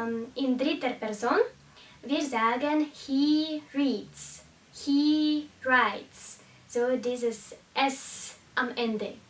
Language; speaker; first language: German; non-native, fluent; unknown